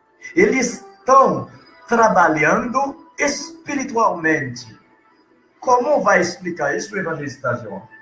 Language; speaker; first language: Portuguese; non-native, learner; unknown